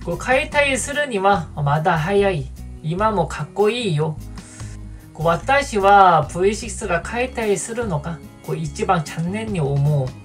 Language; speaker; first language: Japanese; non-native, fluent; Korean